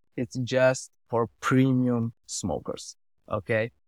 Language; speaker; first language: English; non-native, learner; German